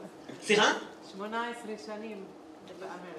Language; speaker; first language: Hebrew; non-native, local second language; Arabic